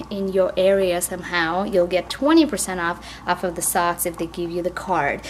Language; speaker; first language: English; non-native, fluent; Russian